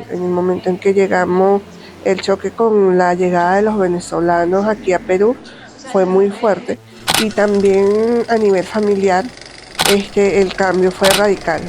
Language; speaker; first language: Spanish; native; Spanish